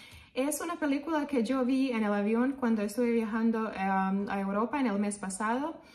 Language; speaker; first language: Spanish; non-native, fluent; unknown